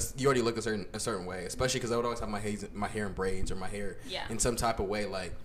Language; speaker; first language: English; native; English